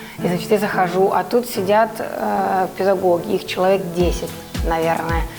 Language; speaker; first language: Russian; non-native, fluent; Serbian